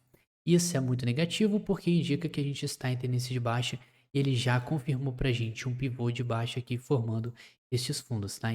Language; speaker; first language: Portuguese; native; Portuguese